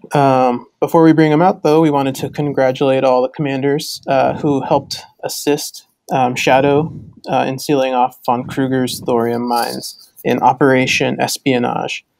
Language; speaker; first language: English; native; English